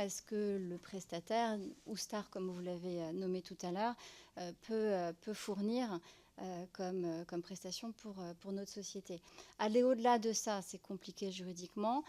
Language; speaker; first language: French; native; French